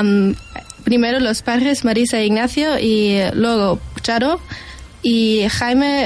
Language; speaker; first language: Spanish; non-native, fluent; German